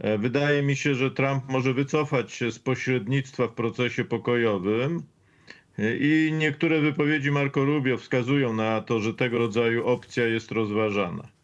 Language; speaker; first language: Polish; native; Polish